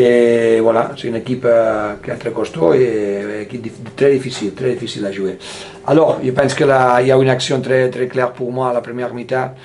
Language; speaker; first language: French; non-native, fluent; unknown